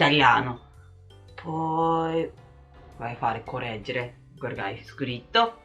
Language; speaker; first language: Italian; non-native, learner; Japanese